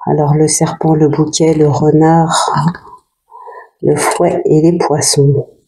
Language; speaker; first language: French; native; French